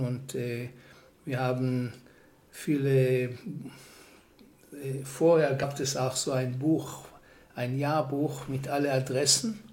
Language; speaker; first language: German; non-native, fluent; Hebrew